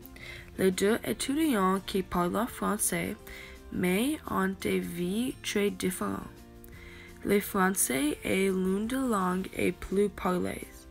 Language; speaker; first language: French; non-native, learner; English